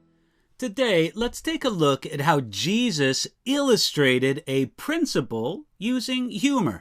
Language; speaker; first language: English; native; English